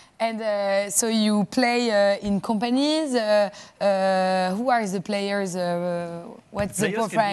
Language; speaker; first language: English; non-native, fluent; French